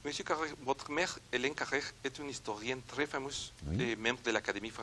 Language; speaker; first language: French; non-native, learner; Spanish